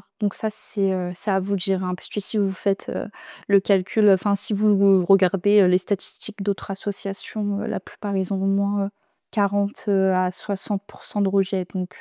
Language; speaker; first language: French; native; French